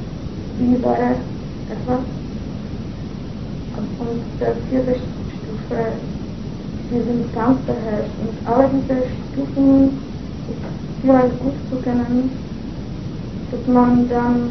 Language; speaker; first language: German; non-native, fluent; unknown